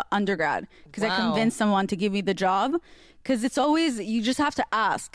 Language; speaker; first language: English; non-native, fluent; Hebrew